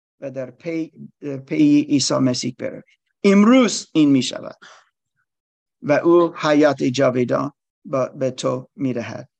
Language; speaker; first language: Persian; non-native, learner; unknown